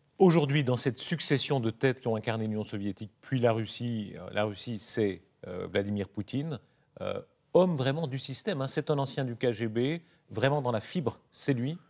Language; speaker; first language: French; native; French